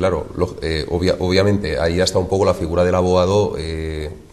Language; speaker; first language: Spanish; native; Spanish